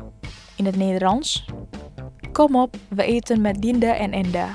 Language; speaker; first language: Dutch; non-native, fluent; Indonesian